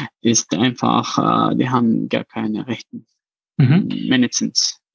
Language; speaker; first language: German; non-native, learner; Arabic